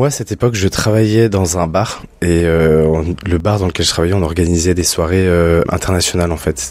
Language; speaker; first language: French; native; French